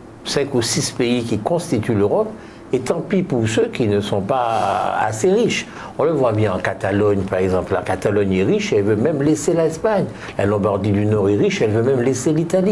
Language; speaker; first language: French; native; French